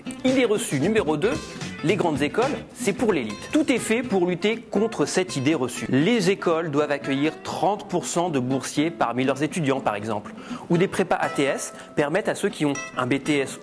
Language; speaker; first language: French; native; French